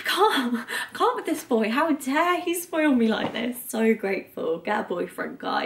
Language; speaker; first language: English; native; English